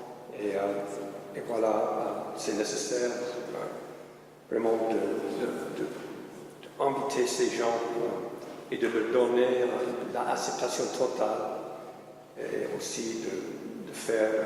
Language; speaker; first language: French; non-native, fluent; English